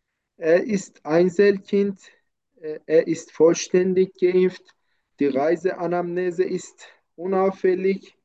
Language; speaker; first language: German; non-native, fluent; Turkish